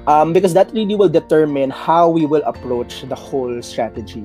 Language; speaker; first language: English; non-native, local second language; Filipino